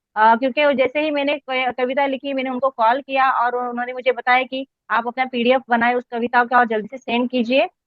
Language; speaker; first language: Hindi; non-native, local second language; Marathi